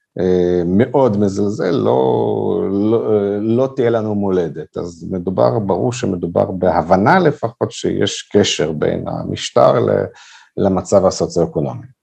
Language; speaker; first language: Hebrew; non-native, fluent; Russian